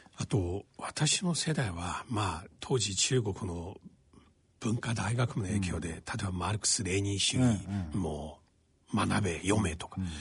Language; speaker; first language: Japanese; non-native, fluent; Chinese